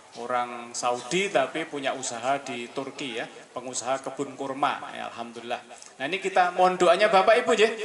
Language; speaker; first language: Indonesian; native; Indonesian